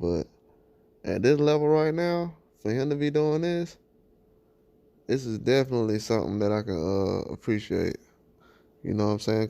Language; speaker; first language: English; native; English